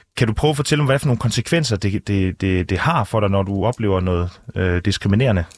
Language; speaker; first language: Danish; native; Danish